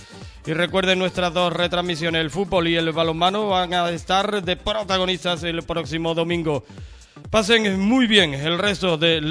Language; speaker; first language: Spanish; native; Spanish